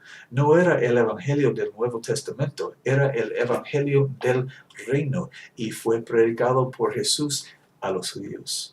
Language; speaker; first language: Spanish; non-native, fluent; English